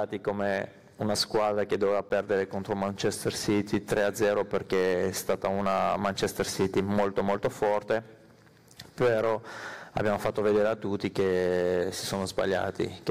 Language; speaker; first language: Italian; non-native, fluent; Armenian